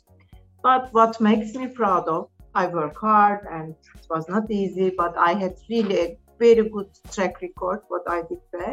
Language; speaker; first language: English; non-native, fluent; Turkish